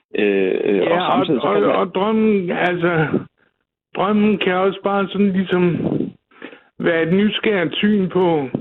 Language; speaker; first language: Danish; native; Danish